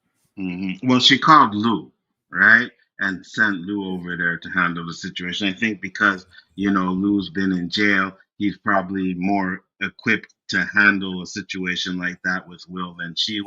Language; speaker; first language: English; native; English